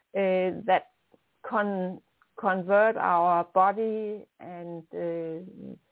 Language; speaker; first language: English; non-native, fluent; Danish